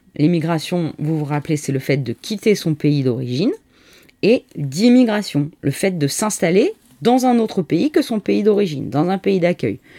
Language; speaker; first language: French; native; French